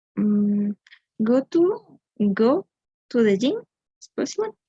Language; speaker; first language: English; non-native, learner; Spanish